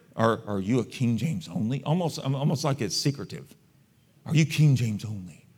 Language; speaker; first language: English; native; English